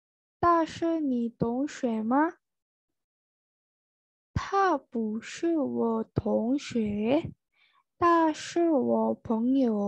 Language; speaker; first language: Chinese; non-native, fluent; Indonesian